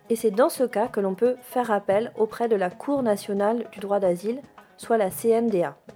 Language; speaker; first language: French; native; French